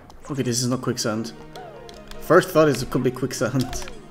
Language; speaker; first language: English; non-native, fluent; German